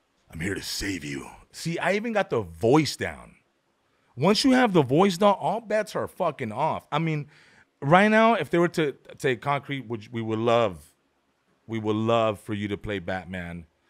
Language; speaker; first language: English; early bilingual, other home language; Spanish